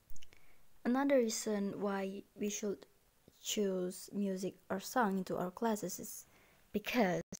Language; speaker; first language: English; non-native, learner; Indonesian